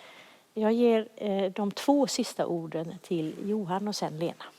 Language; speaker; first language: Swedish; native; Swedish